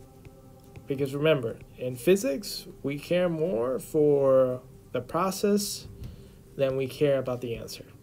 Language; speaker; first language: English; native; English